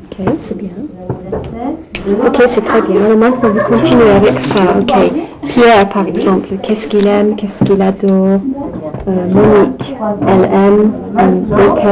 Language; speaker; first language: French; non-native, fluent; English